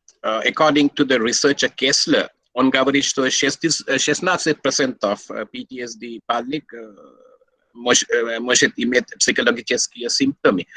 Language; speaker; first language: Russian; non-native, learner; Sinhala